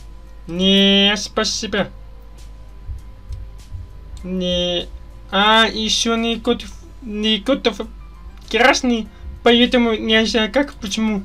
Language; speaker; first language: Russian; non-native, learner; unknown